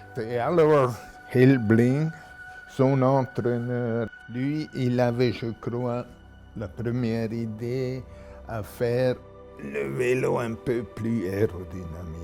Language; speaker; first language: French; non-native, local second language; German